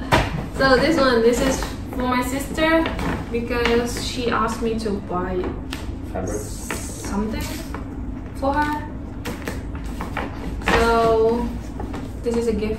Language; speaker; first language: English; non-native, fluent; Indonesian